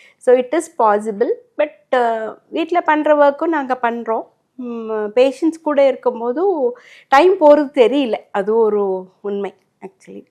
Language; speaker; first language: Tamil; native; Tamil